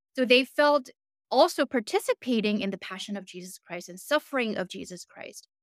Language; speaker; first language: English; early bilingual, other home language; Korean